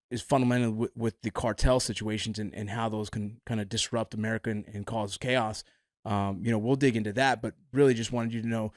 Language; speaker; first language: English; native; English